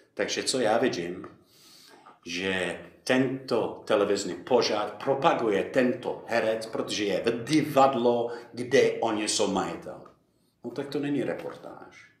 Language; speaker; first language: Czech; non-native, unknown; English